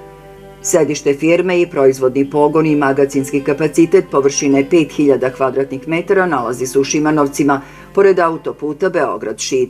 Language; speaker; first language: Serbian; native; Serbian